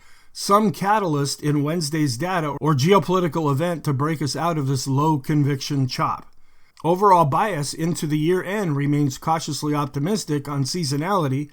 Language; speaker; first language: English; native; English